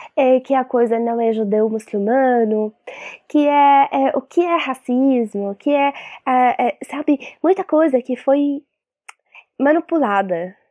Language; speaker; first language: Portuguese; non-native, fluent; Arabic